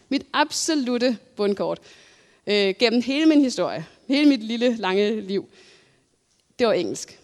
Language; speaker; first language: Danish; native; Danish